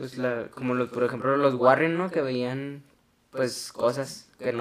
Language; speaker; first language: Spanish; native; Spanish